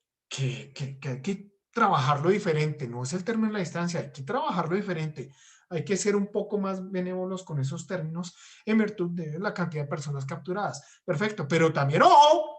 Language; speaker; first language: Spanish; native; Spanish